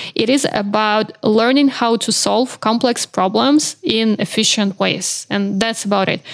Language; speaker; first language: English; non-native, fluent; Belarusian